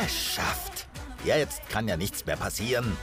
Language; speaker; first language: German; native; German